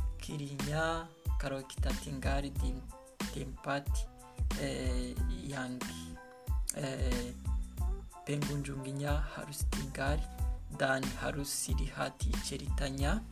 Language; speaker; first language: Indonesian; non-native, learner; Kinyarwanda